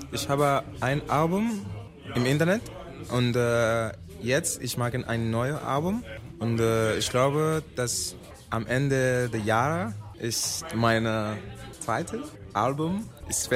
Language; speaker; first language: German; non-native, learner; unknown